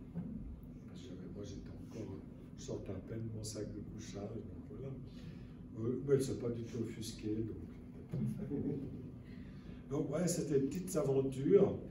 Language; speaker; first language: French; native; French